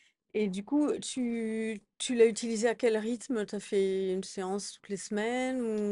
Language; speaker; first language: French; native; French